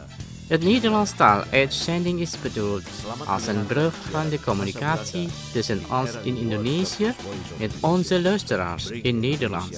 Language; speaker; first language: Dutch; non-native, learner; Indonesian